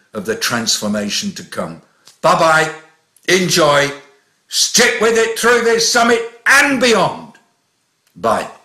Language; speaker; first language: English; native; English